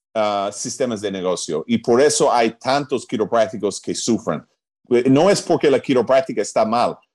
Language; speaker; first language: Spanish; non-native, fluent; English